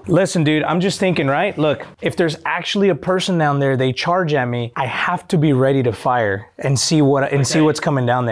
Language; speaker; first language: English; early bilingual, other home language; Spanish